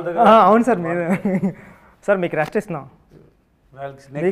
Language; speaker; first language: Telugu; native; Telugu